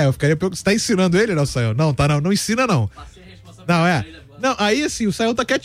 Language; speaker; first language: Portuguese; native; Portuguese